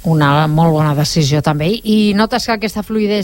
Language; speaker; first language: Catalan; native; Catalan